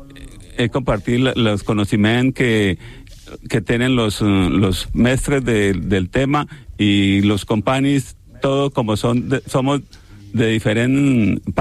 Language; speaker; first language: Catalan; non-native, learner; Spanish